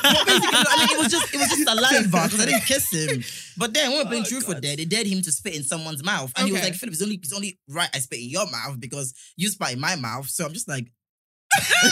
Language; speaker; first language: English; non-native, local second language; Yoruba